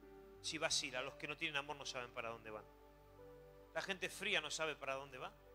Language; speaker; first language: Spanish; native; Spanish